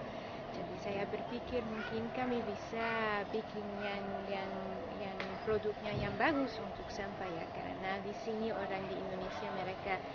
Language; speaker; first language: Indonesian; non-native, learner; Dutch